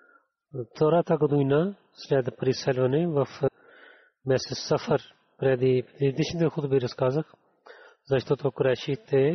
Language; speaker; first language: Bulgarian; non-native, learner; Urdu